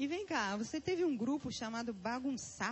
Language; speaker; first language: Portuguese; native; Portuguese